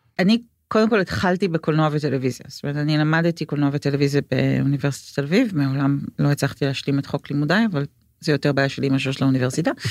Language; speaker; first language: Hebrew; native; Hebrew